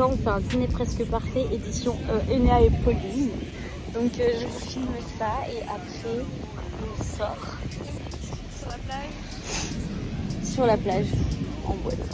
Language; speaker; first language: French; native; French